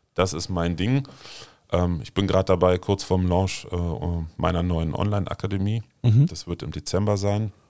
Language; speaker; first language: German; native; German